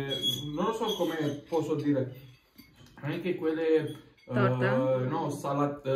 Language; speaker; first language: Italian; non-native, learner; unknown